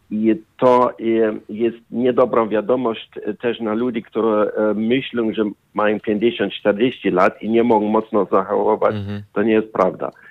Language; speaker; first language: Polish; non-native, learner; German